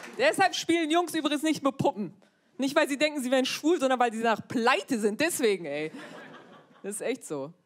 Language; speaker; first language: German; early bilingual, other home language; Turkish